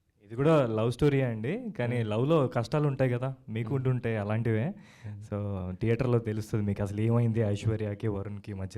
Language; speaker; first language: Telugu; native; Telugu